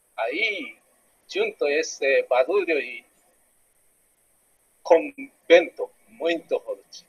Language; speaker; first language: Portuguese; non-native, learner; Japanese